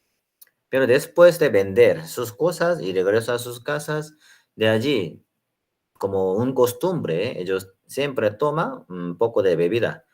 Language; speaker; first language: Spanish; non-native, learner; Korean